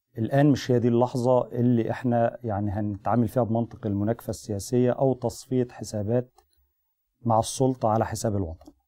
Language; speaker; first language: Arabic; native; Arabic